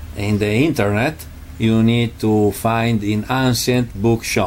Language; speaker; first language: English; non-native, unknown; Italian